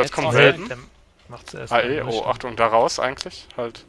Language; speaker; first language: German; native; German